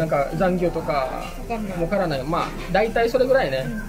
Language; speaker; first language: Japanese; non-native, fluent; Indonesian